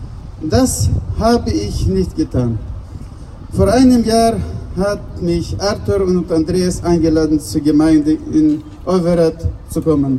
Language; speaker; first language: German; non-native, fluent; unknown